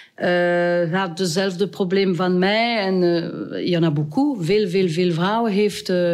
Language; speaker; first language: Dutch; non-native, local second language; French